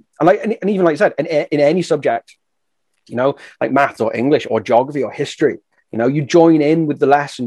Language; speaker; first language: English; native; English